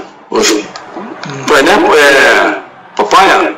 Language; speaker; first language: English; non-native, learner; Portuguese